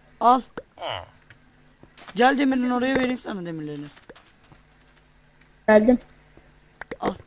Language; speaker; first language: Turkish; native; Turkish